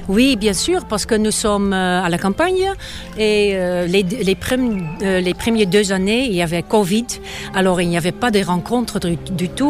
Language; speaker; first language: French; non-native, fluent; Dutch